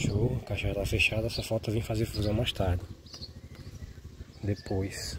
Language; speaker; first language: Portuguese; native; Portuguese